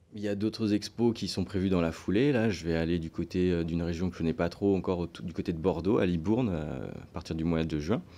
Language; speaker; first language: French; native; French